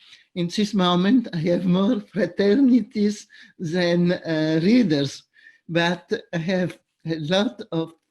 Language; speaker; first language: English; non-native, fluent; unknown